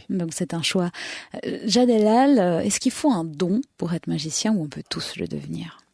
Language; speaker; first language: French; native; French